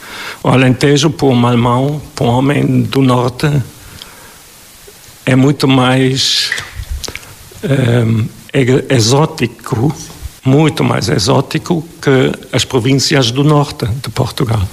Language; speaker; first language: Portuguese; non-native, fluent; German